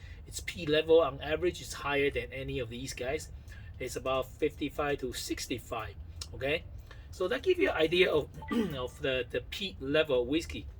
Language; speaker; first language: English; non-native, fluent; Chinese